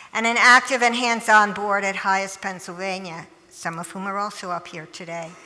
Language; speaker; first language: English; native; English